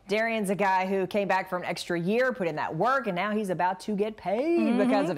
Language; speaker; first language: English; native; English